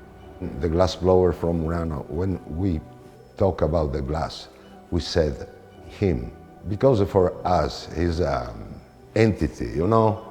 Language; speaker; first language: English; non-native, fluent; Italian